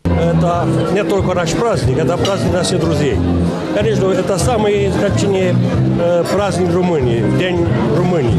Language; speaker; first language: Russian; non-native, learner; Romanian